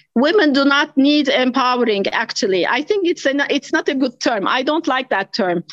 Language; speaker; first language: English; non-native, fluent; Turkish